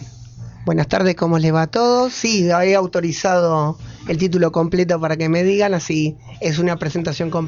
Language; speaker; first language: Spanish; native; Spanish